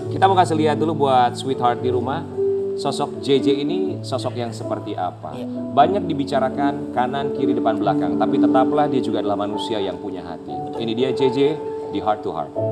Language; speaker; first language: Indonesian; native; Indonesian